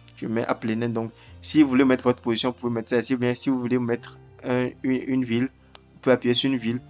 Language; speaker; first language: French; non-native, local second language; Ewe